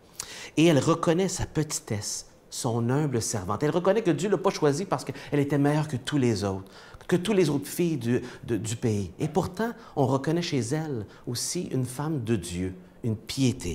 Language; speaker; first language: French; native; French